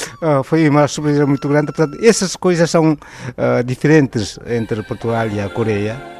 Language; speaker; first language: Portuguese; non-native, fluent; Korean